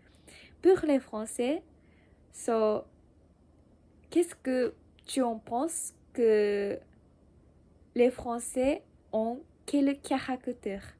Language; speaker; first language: French; non-native, learner; Japanese